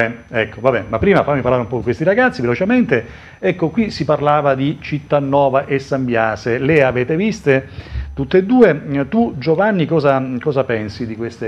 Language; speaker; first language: Italian; native; Italian